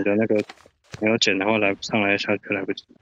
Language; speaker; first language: Chinese; native; Chinese